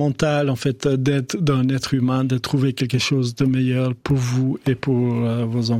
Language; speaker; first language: French; non-native, fluent; Albanian